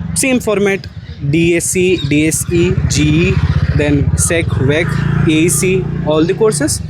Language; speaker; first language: Hindi; native; Hindi